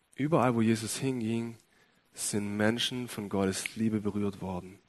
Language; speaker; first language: German; native; German